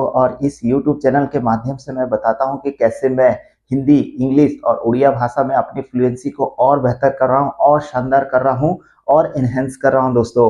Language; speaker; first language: Hindi; non-native, local second language; Odia